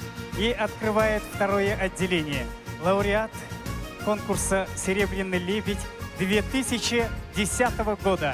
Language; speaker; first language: Russian; native; Russian